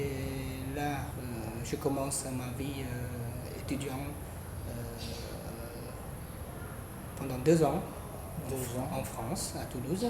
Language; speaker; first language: French; non-native, fluent; Khmer